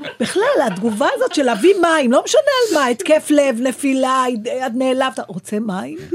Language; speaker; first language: Hebrew; native; Hebrew